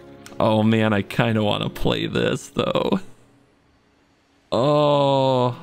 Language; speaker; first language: English; native; English